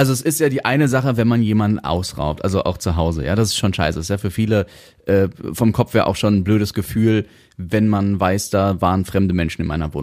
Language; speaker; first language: German; native; German